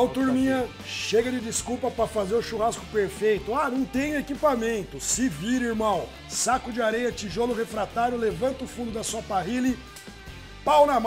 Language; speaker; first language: Portuguese; native; Portuguese